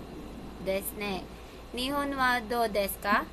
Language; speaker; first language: Japanese; non-native, learner; Filipino